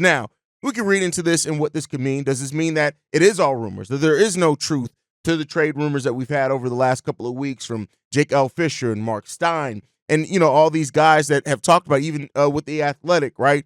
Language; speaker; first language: English; native; English